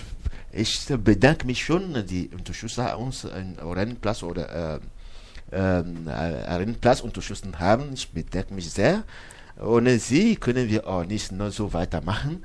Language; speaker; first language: German; non-native, learner; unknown